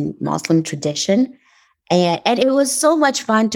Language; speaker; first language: English; non-native, fluent; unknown